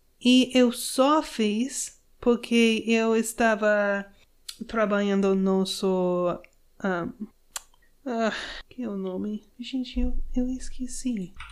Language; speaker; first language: Portuguese; non-native, learner; English